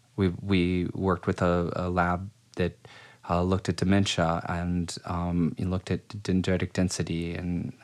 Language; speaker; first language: English; native; English